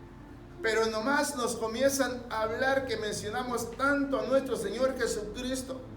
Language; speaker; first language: Spanish; native; Spanish